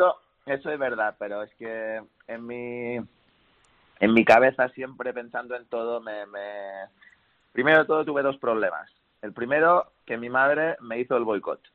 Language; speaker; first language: Spanish; native; Spanish